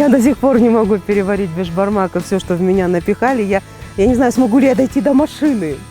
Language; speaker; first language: Russian; native; Russian